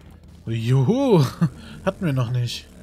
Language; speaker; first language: German; native; German